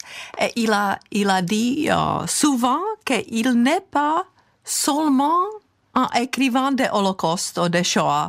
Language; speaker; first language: French; non-native, fluent; Czech